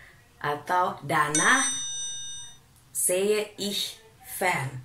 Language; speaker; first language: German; non-native, fluent; Indonesian